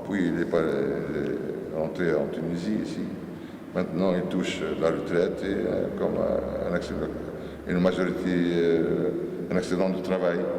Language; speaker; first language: French; non-native, learner; Arabic